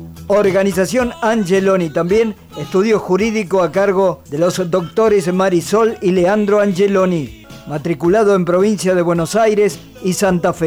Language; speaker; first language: Spanish; native; Spanish